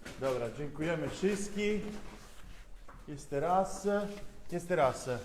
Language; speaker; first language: Polish; non-native, fluent; Italian